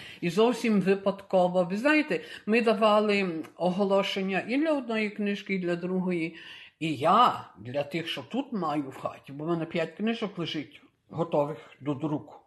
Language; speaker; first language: Ukrainian; early bilingual, heritage; Ukrainian